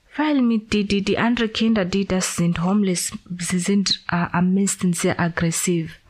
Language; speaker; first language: German; non-native, learner; Swahili